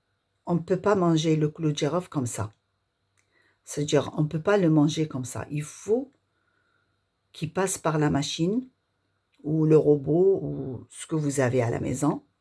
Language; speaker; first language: French; non-native, local second language; Arabic